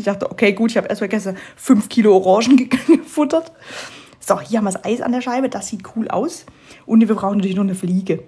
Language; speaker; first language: German; native; German